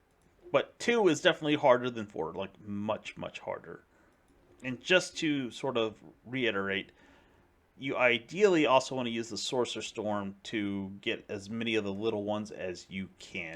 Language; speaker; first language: English; native; English